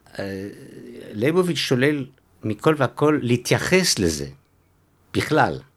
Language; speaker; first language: Hebrew; non-native, fluent; French